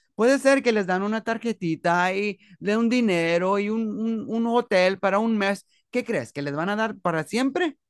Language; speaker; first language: Spanish; early bilingual, heritage; Spanish